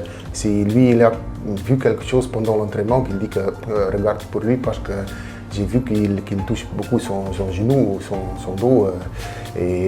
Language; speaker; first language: French; non-native, local second language; Dutch